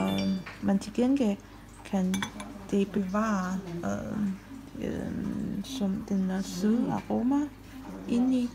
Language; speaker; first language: Danish; non-native, fluent; Chinese